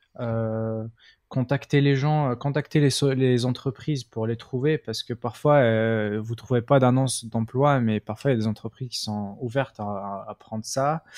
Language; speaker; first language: French; non-native, local second language; Arabic